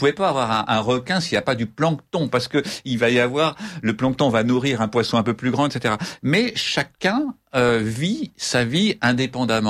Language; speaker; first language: French; native; French